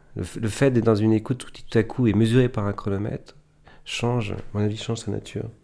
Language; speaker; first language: French; native; French